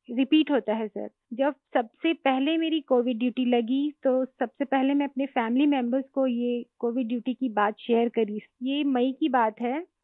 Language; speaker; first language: Hindi; native; Hindi